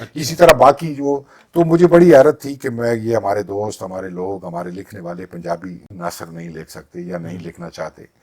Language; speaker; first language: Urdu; non-native, local second language; Punjabi